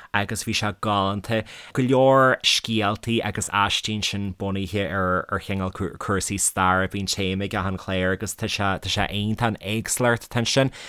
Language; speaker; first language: Irish; native; Irish